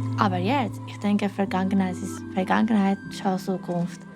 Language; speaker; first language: German; non-native, learner; Persian